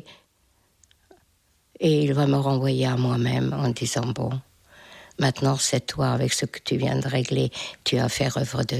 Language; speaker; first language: French; non-native, fluent; Hungarian